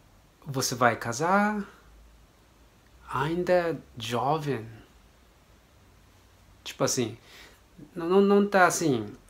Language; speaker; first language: Portuguese; non-native, learner; Japanese